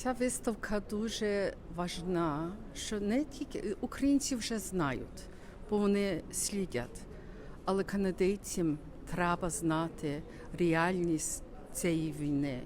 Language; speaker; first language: Ukrainian; early bilingual, heritage; Ukrainian